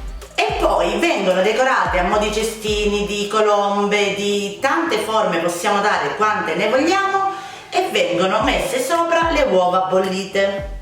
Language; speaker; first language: Italian; native; Italian